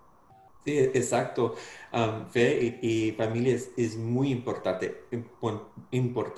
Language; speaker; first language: Spanish; non-native, fluent; English